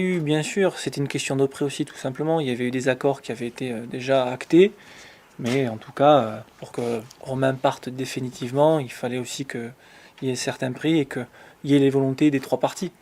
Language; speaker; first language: French; native; French